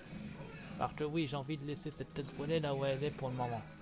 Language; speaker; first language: French; native; French